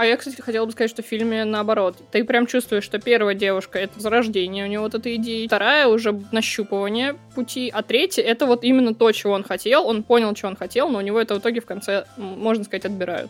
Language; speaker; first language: Russian; native; Russian